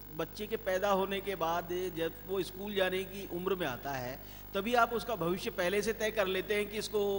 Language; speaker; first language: Hindi; native; Hindi